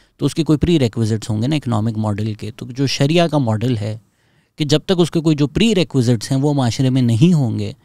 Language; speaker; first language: Urdu; native; Urdu